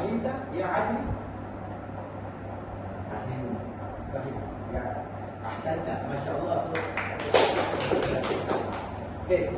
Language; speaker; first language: Arabic; non-native, learner; Malay